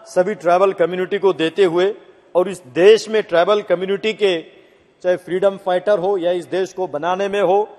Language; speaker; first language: Hindi; native; Hindi